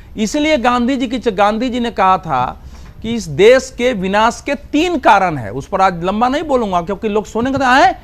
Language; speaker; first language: Hindi; native; Hindi